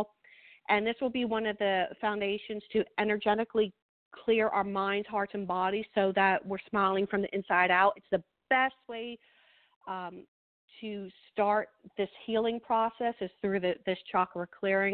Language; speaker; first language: English; native; English